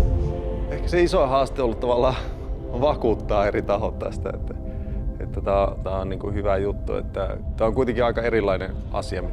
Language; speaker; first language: Finnish; native; Finnish